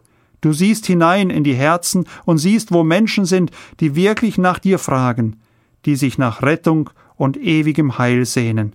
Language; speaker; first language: German; native; German